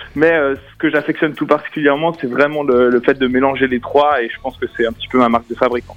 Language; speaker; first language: French; native; French